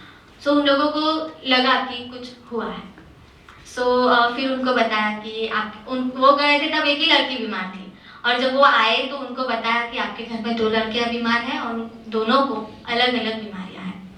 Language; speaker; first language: Hindi; native; Hindi